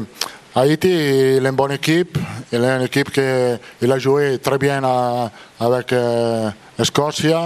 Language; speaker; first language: Portuguese; non-native, fluent; Italian